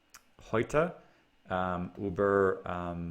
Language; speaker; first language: German; non-native, learner; English